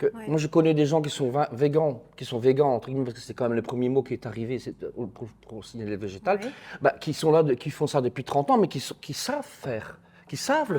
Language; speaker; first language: French; native; French